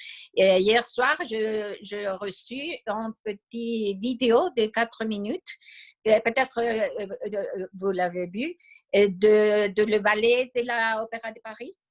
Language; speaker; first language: French; non-native, fluent; Spanish